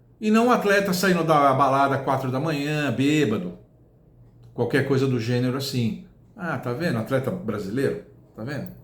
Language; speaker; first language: Portuguese; native; Portuguese